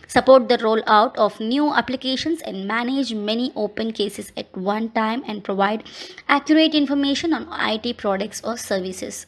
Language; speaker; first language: English; non-native, local second language; Telugu